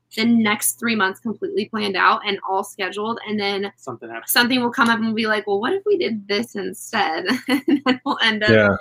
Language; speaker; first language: English; native; English